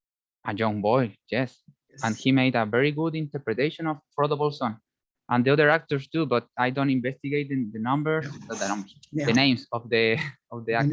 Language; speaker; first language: English; non-native, learner; Spanish